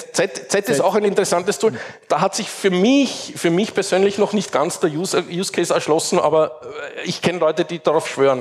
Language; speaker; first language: German; native; German